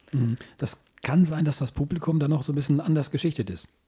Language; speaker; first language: German; native; German